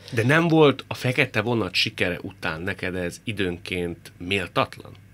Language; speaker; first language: Hungarian; native; Hungarian